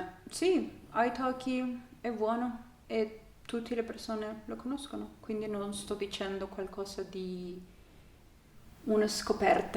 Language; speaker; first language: Italian; non-native, learner; Spanish